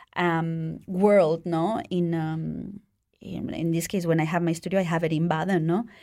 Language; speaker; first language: English; non-native, fluent; Spanish